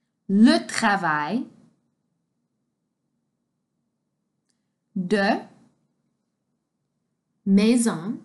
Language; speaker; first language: French; non-native, fluent; English